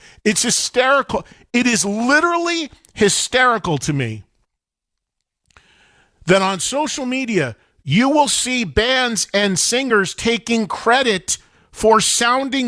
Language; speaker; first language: English; native; English